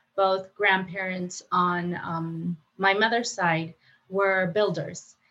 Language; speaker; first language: English; non-native, fluent; Spanish